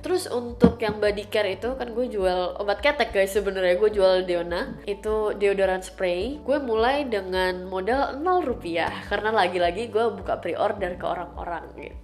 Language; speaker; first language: Indonesian; native; Indonesian